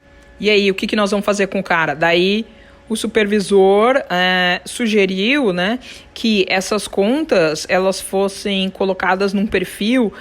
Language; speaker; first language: Portuguese; native; Portuguese